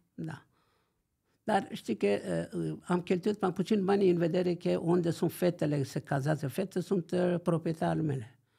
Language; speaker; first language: Romanian; non-native, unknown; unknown